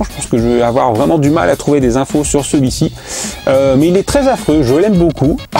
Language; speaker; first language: French; native; French